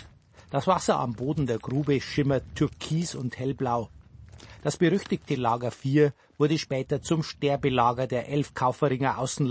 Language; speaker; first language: German; native; German